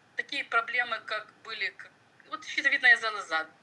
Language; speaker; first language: Russian; non-native, local second language; Ukrainian